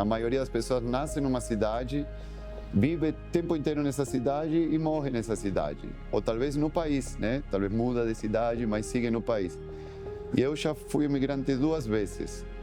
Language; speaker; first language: Portuguese; non-native, fluent; Spanish